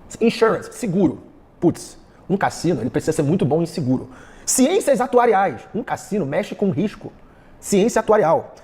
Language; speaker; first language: Portuguese; early bilingual, heritage; Portuguese